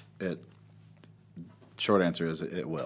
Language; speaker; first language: English; native; English